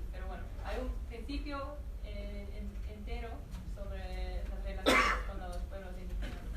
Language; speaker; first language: Spanish; non-native, fluent; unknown